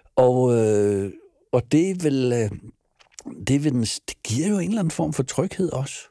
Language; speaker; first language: Danish; native; Danish